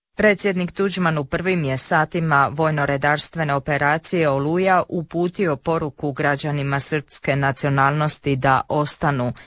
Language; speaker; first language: Croatian; native; Croatian